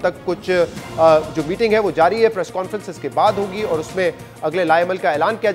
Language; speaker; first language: Urdu; native; Urdu